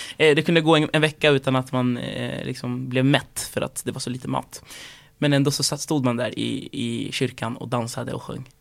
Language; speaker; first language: Swedish; early bilingual, other home language; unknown